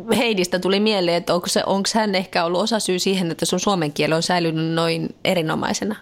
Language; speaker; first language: Finnish; native; Finnish